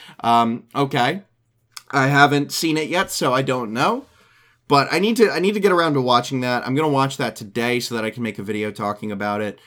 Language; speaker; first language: English; native; English